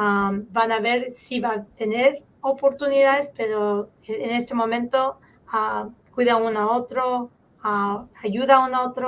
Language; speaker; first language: Spanish; early bilingual, heritage; Spanish